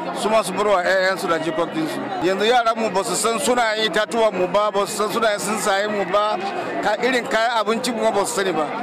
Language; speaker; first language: Hausa; non-native, local second language; Kanuri